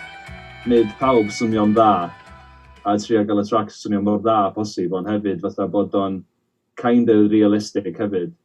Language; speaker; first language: Welsh; native; Welsh